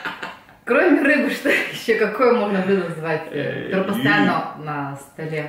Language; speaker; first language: Russian; native; Russian